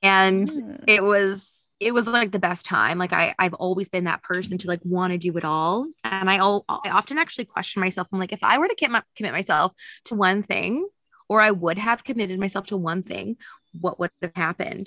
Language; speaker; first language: English; native; English